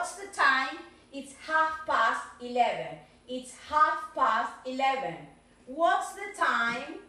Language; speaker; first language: English; non-native, fluent; Spanish